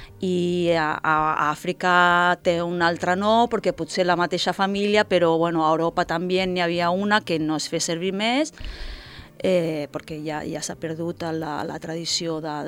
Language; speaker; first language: Catalan; non-native, fluent; Italian